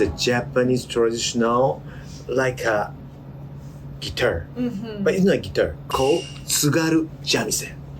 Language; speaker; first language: English; non-native, learner; Japanese